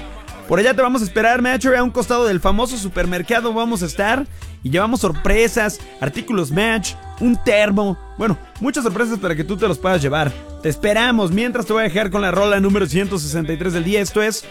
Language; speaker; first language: Spanish; native; Spanish